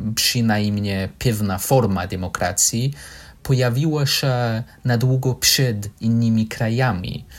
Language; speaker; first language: Polish; non-native, fluent; English